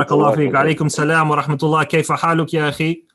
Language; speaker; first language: Arabic; non-native, fluent; English